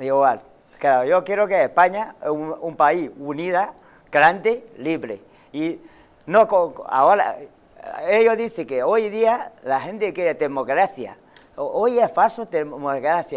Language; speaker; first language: Spanish; non-native, learner; Chinese